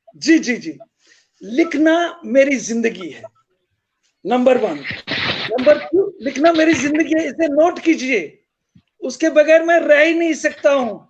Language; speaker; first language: Hindi; non-native, local second language; Kashmiri